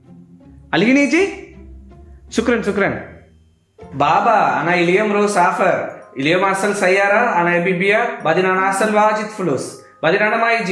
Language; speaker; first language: Arabic; non-native, learner; Tamil